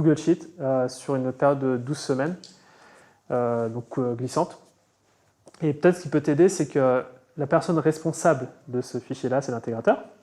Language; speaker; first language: French; native; French